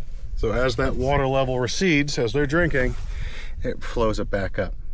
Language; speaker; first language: English; native; English